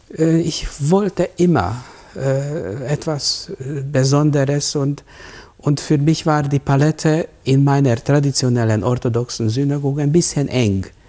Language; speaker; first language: German; non-native, fluent; Hungarian